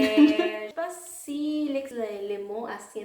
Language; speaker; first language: French; non-native, learner; Spanish